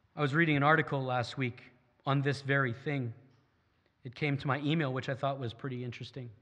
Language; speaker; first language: English; native; English